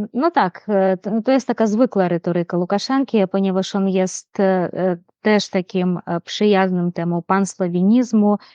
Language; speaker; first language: Polish; non-native, fluent; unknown